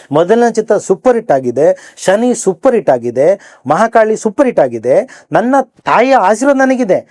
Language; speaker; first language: Kannada; native; Kannada